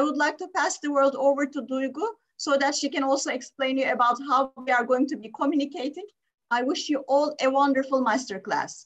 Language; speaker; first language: English; non-native, fluent; Turkish